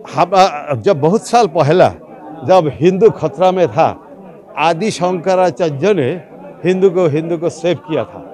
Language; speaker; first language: Hindi; non-native, learner; Bangla